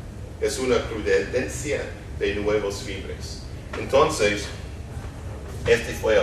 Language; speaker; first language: Spanish; non-native, fluent; English